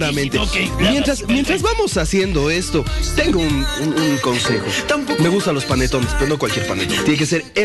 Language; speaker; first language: Spanish; native; Spanish